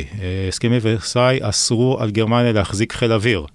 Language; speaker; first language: Hebrew; native; Hebrew